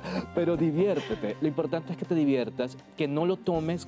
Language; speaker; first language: Spanish; native; Spanish